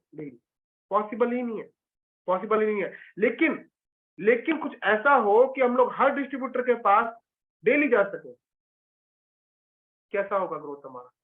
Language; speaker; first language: Hindi; native; Hindi